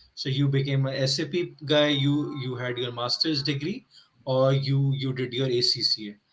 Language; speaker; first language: Urdu; native; Urdu